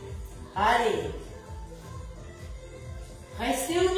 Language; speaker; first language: French; native; French